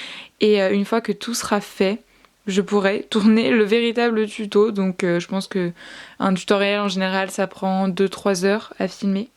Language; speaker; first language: French; native; French